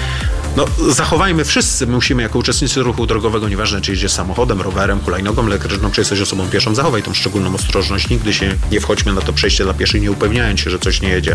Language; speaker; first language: Polish; native; Polish